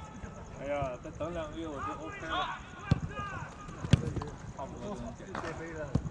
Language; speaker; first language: Chinese; native; Chinese